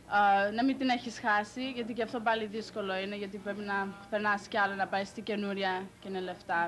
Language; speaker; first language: Greek; early bilingual, heritage; Greek